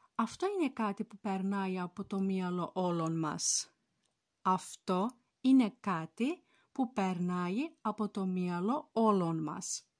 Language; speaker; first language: Greek; non-native, fluent; Turkish